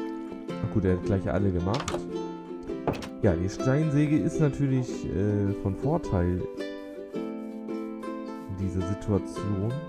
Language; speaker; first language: German; native; German